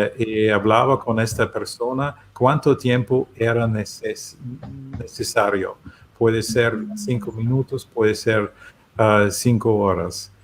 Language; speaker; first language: Spanish; non-native, learner; German